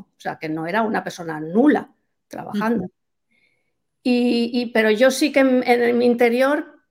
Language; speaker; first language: Spanish; native; Spanish